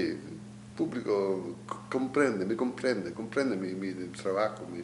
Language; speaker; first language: Spanish; non-native, learner; Italian